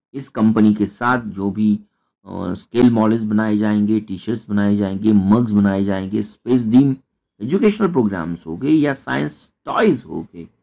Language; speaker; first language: Hindi; non-native, local second language; Marathi